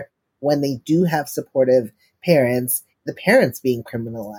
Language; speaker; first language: English; native; English